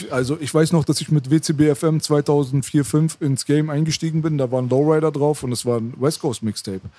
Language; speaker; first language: German; early bilingual, other home language; Persian